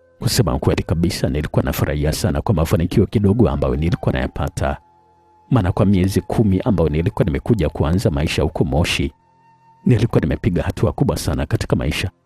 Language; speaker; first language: Swahili; native; Swahili